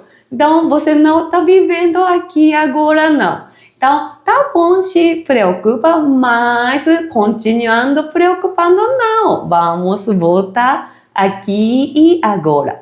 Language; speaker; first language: Portuguese; non-native, fluent; Japanese